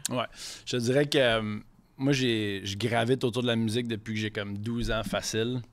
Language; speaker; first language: French; native; French